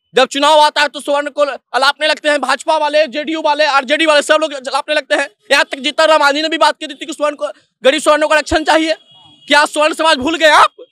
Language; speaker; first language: Hindi; native; Hindi